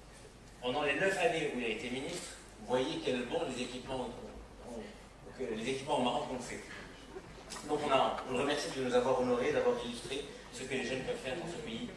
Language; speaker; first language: French; non-native, local second language; Arabic